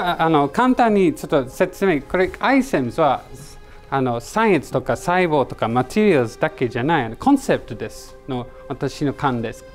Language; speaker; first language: Japanese; non-native, learner; English